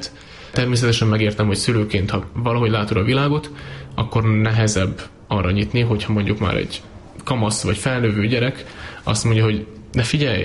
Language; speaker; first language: Hungarian; native; Hungarian